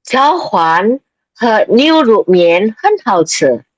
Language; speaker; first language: Chinese; non-native, learner; Indonesian